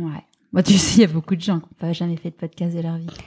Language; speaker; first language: French; native; French